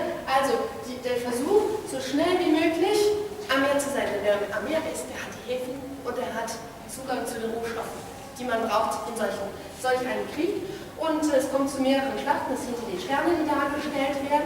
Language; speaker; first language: German; native; German